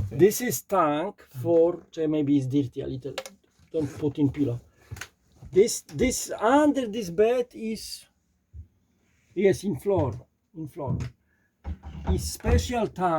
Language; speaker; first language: English; non-native, learner; Polish